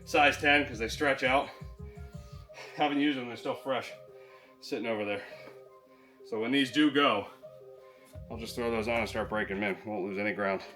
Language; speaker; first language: English; native; English